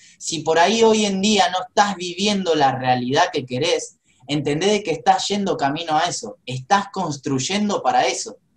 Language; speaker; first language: Spanish; native; Spanish